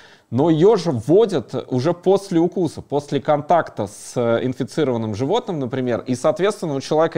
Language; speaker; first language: Russian; native; Russian